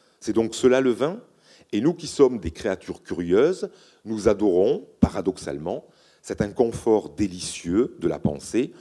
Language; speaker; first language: French; native; French